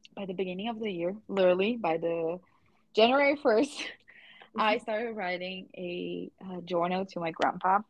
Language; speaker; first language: English; non-native, fluent; Portuguese